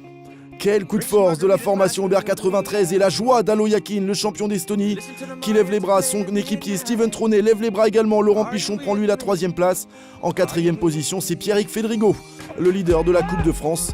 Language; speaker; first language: French; native; French